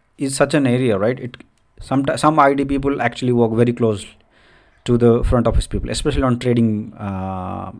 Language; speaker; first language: English; non-native, local second language; Odia